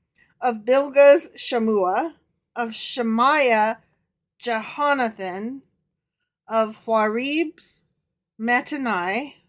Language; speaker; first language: English; native; English